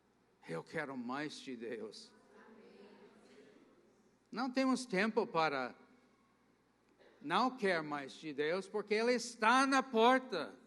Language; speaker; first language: Portuguese; non-native, fluent; English